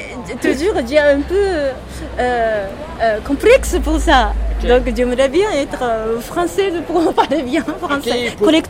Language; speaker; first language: French; non-native, learner; Japanese